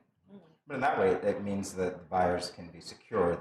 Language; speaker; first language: English; native; English